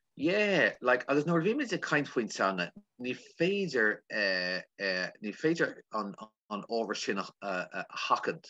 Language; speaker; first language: Irish; non-native, local second language; English